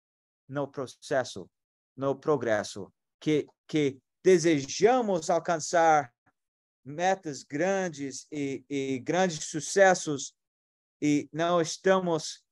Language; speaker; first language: Portuguese; non-native, fluent; English